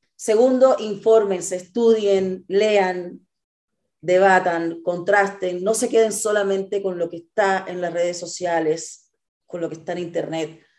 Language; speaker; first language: Spanish; native; Spanish